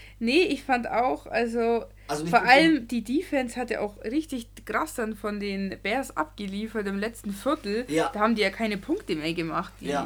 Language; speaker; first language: German; native; German